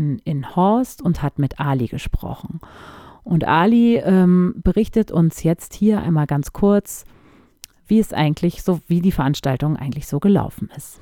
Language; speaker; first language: German; native; German